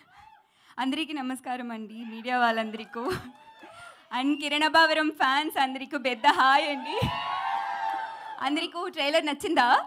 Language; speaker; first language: Telugu; non-native, learner; Tamil